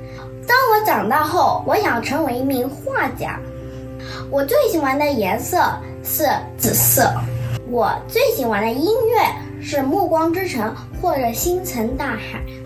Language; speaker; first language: Chinese; early bilingual, heritage; Chinese